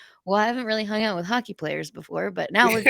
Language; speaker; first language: English; native; English